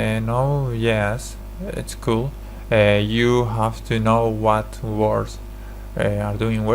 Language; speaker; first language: English; non-native, learner; Spanish